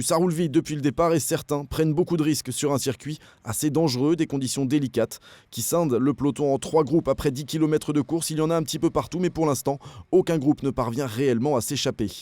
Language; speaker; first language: French; native; French